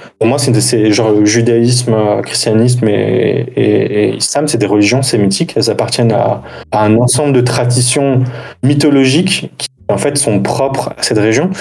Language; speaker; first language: French; native; French